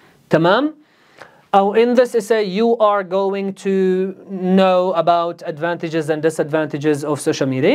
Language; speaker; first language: English; non-native, fluent; Arabic